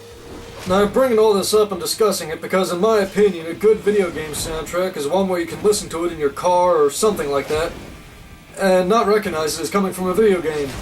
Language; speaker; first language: English; native; English